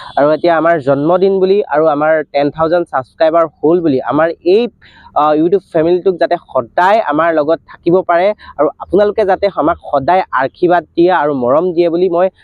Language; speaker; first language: Assamese; native; Assamese